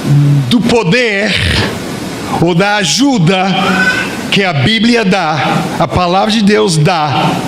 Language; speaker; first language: Portuguese; non-native, fluent; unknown